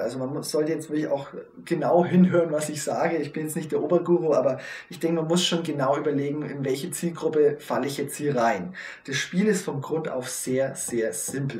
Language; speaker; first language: German; native; German